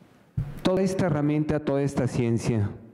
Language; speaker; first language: Spanish; native; Spanish